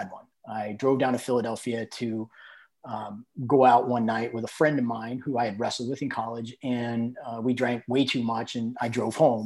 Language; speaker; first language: English; native; English